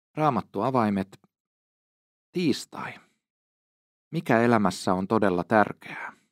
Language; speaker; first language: Finnish; native; Finnish